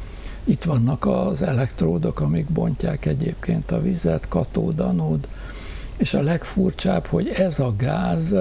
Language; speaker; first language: Hungarian; native; Hungarian